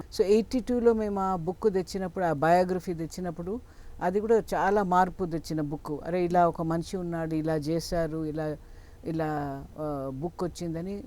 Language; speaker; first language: Telugu; non-native, local second language; Tamil